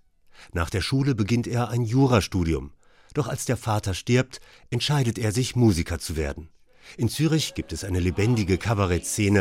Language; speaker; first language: German; native; German